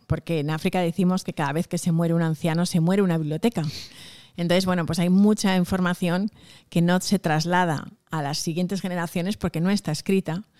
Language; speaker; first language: Spanish; early bilingual, other home language; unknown